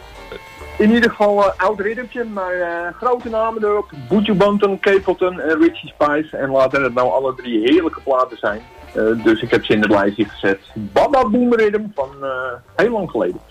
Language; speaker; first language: Dutch; native; Dutch